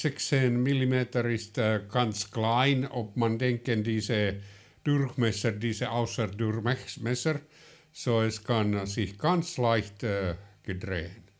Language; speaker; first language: German; non-native, learner; Finnish